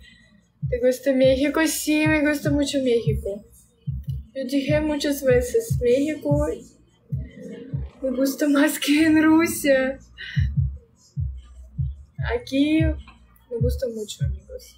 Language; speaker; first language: Spanish; non-native, learner; Russian